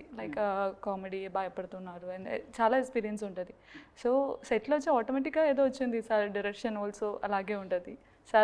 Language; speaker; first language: Telugu; non-native, learner; Malayalam